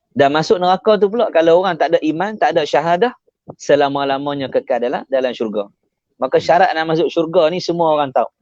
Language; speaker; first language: Malay; native; Malay